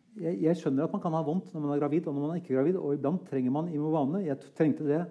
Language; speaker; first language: Norwegian; native; Norwegian